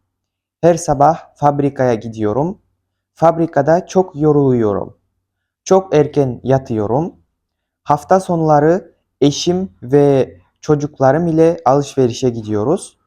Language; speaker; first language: Turkish; non-native, fluent; Kyrgyz